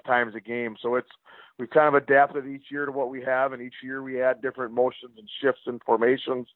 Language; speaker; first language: English; native; English